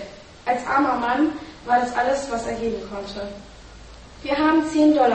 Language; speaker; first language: German; native; German